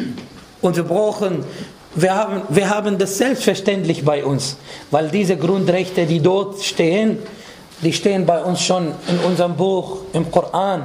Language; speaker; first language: German; non-native, fluent; Arabic